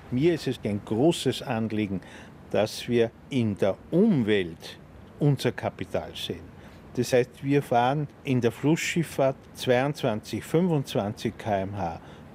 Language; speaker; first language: German; native; German